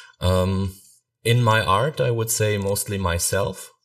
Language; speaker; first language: English; non-native, fluent; German